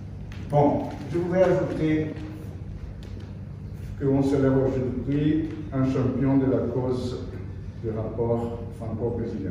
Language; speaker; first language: French; non-native, fluent; Portuguese